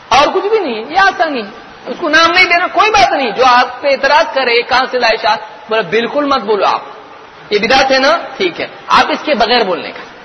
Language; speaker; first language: Urdu; native; Urdu